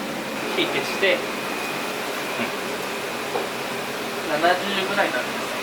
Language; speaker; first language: Japanese; native; Japanese